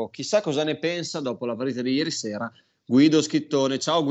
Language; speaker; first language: Italian; native; Italian